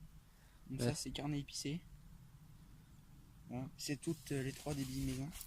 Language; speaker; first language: French; native; French